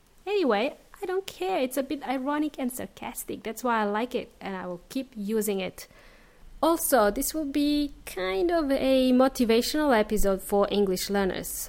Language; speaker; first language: English; native; English